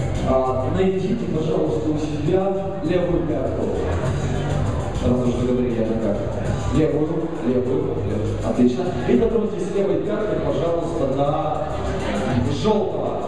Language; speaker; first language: Russian; native; Russian